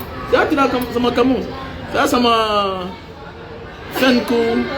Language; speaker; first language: Indonesian; non-native, learner; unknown